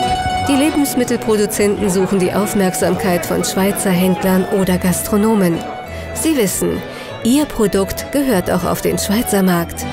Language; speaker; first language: German; native; German